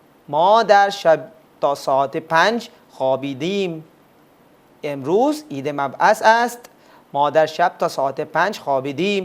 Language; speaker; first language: Persian; non-native, fluent; Urdu